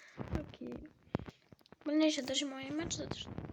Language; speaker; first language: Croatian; early bilingual, heritage; Croatian